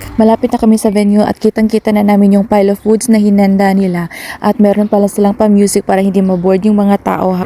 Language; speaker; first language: Filipino; native; Filipino